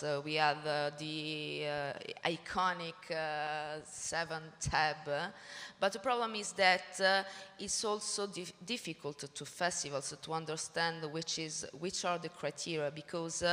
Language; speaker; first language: English; non-native, learner; Italian